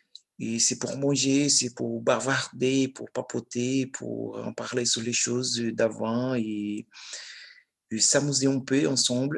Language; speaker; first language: French; non-native, learner; Portuguese